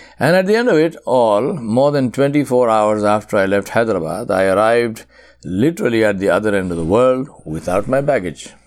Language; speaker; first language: English; non-native, local second language; Urdu